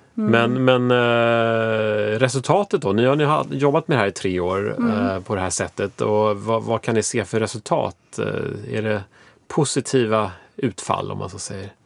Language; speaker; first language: Swedish; native; Swedish